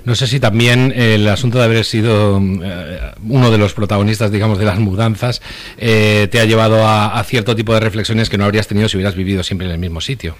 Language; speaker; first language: Spanish; native; Spanish